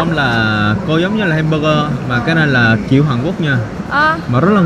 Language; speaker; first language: Vietnamese; non-native, fluent; Korean